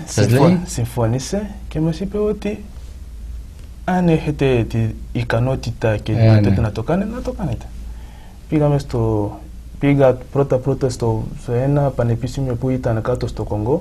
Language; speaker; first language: Greek; non-native, fluent; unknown